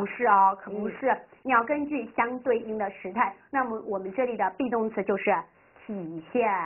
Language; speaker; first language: Chinese; native; Chinese